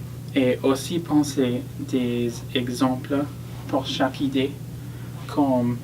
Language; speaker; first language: French; non-native, learner; English